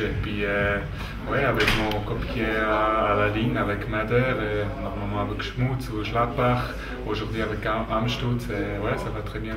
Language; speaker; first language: French; non-native, local second language; German